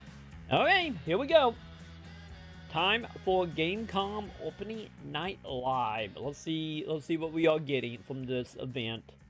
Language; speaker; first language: English; native; English